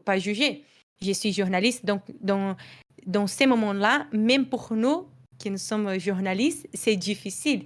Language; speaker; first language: French; non-native, fluent; Portuguese